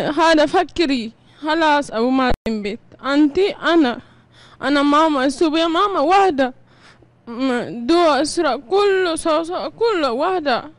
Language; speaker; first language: Arabic; non-native, learner; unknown